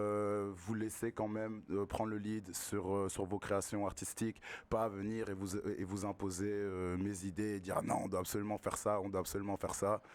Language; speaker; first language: French; native; French